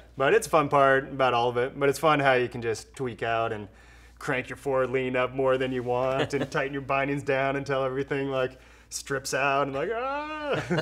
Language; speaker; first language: English; native; English